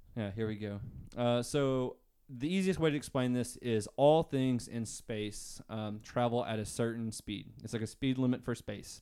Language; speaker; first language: English; native; English